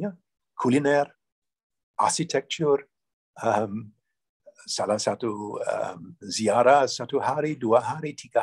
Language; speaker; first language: Indonesian; non-native, fluent; English